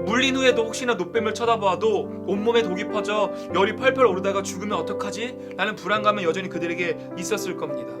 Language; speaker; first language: Korean; native; Korean